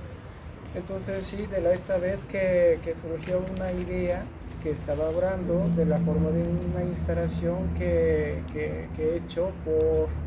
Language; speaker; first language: Spanish; non-native, learner; Japanese